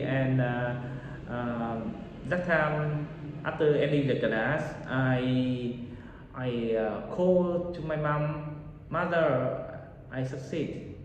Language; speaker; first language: English; non-native, learner; Vietnamese